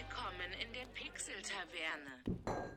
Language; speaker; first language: German; native; German